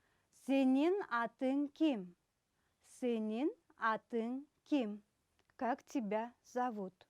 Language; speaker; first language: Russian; non-native, local second language; Kyrgyz